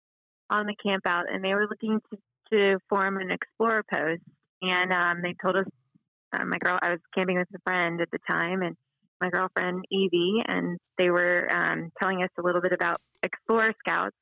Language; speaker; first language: English; native; English